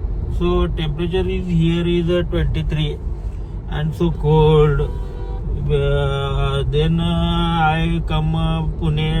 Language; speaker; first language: English; non-native, learner; Marathi